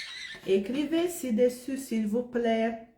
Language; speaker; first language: French; non-native, fluent; Portuguese